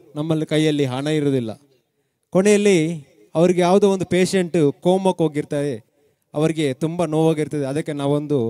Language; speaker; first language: Kannada; non-native, local second language; Malayalam